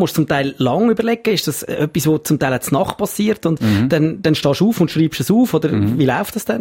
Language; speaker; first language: German; native; German